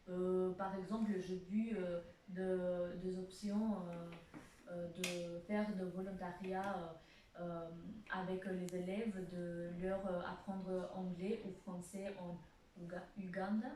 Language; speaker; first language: French; non-native, fluent; Albanian